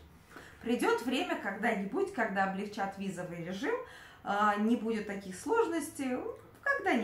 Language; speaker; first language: Russian; native; Russian